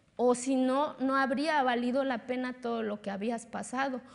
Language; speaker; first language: Spanish; non-native, local second language; Zapotec